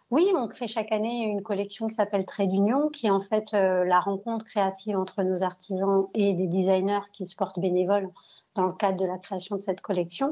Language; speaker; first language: French; early bilingual, other home language; Arabic